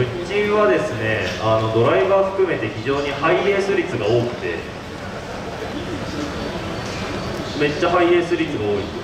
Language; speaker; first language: Japanese; native; Japanese